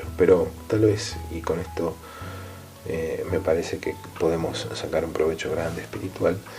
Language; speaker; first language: Spanish; native; Spanish